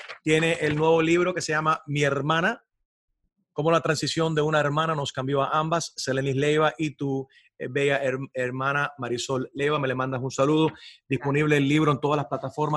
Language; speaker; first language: Spanish; early bilingual, heritage; Spanish